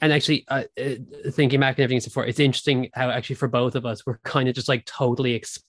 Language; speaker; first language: English; native; English